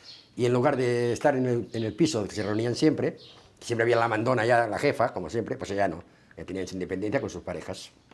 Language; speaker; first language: Spanish; native; Spanish